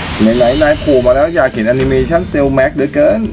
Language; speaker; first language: Thai; native; Thai